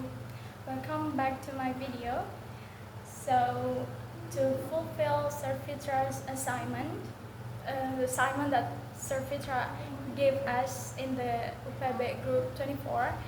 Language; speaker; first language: English; non-native, learner; Indonesian